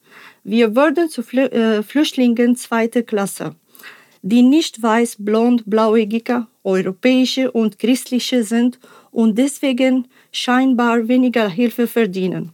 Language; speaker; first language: German; non-native, fluent; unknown